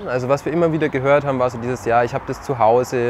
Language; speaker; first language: German; native; German